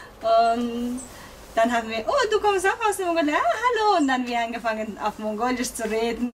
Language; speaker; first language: German; non-native, learner; Mongolian